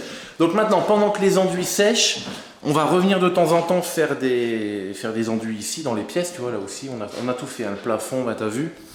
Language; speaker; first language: French; native; French